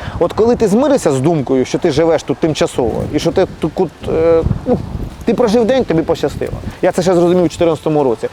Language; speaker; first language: Ukrainian; native; Ukrainian